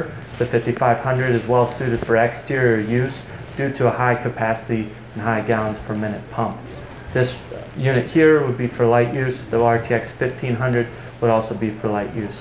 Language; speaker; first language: English; native; English